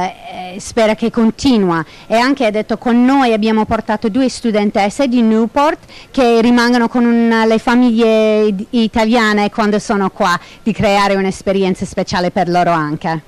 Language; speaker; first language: Italian; non-native, learner; English